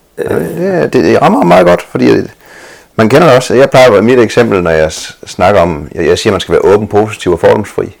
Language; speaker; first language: Danish; native; Danish